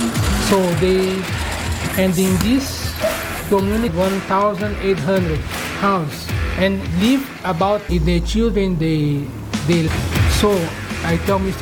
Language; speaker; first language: English; non-native, learner; Portuguese